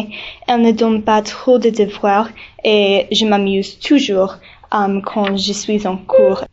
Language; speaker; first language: French; non-native, learner; English